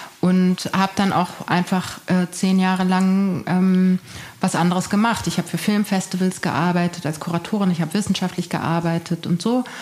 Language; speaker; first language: German; early bilingual, other home language; Persian